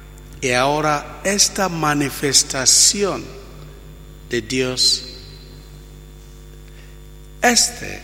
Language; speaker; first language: Spanish; non-native, fluent; Italian